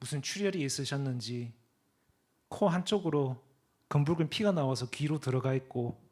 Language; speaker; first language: Korean; early bilingual, other home language; English